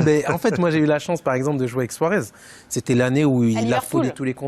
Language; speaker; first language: French; native; French